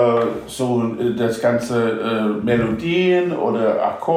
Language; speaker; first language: German; non-native, fluent; English